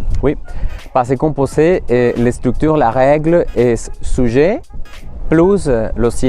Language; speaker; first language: French; non-native, fluent; Spanish